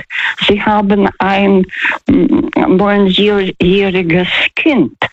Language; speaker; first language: German; non-native, fluent; Russian